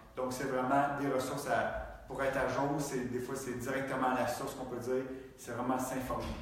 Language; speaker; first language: French; native; French